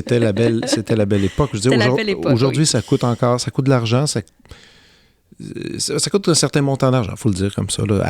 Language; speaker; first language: French; native; French